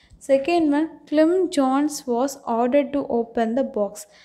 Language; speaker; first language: English; non-native, local second language; Tamil